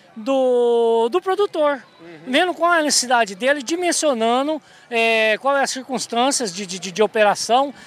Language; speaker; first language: Portuguese; native; Portuguese